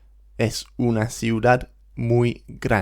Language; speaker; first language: Spanish; non-native, fluent; English